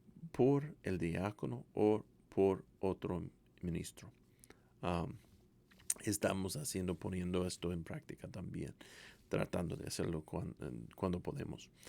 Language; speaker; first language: Spanish; non-native, fluent; English